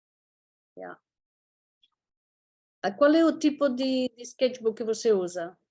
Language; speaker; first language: Portuguese; non-native, fluent; Spanish